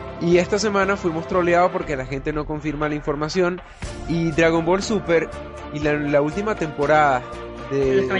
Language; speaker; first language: Spanish; native; Spanish